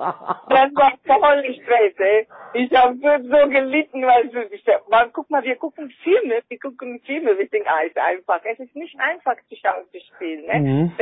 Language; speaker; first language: German; non-native, fluent; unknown